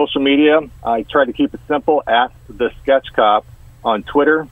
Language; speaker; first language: English; native; English